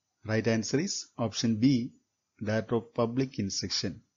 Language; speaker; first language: English; non-native, local second language; Malayalam